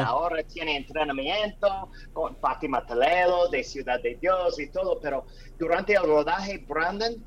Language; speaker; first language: Spanish; non-native, learner; English